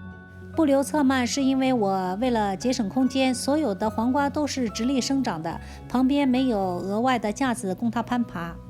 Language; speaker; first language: Chinese; native; Chinese